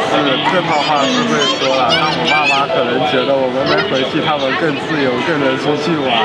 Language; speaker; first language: Chinese; native; Chinese